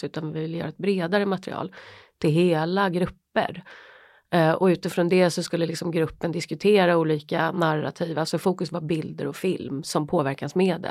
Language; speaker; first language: Swedish; native; Swedish